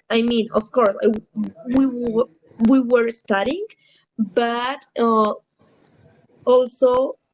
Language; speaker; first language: English; non-native, learner; Spanish